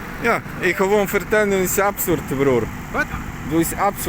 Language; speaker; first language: Dutch; non-native, learner; Polish